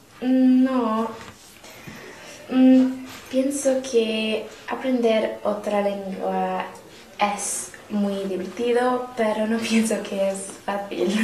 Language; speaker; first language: Spanish; non-native, learner; English